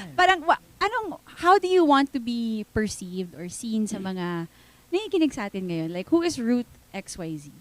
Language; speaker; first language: Filipino; native; Filipino